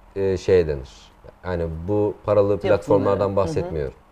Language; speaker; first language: Turkish; native; Turkish